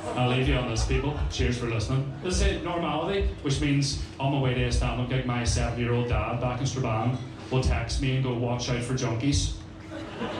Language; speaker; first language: English; native; English